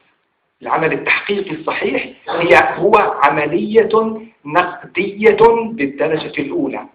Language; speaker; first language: Arabic; native; Arabic